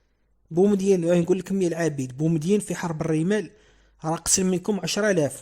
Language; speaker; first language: Arabic; native; Arabic